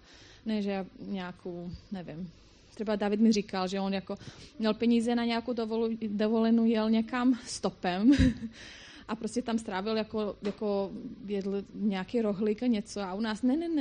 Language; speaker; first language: Czech; non-native, fluent; Croatian